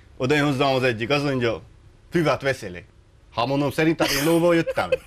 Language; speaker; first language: Hungarian; native; Hungarian